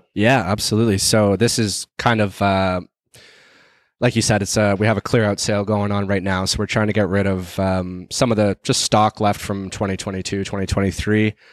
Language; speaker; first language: English; native; English